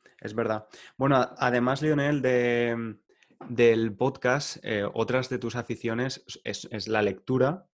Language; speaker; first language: Spanish; native; Spanish